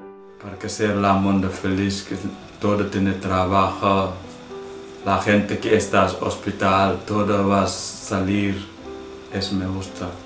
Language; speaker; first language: Spanish; non-native, learner; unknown